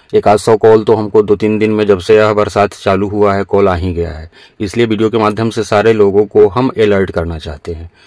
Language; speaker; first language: Hindi; native; Hindi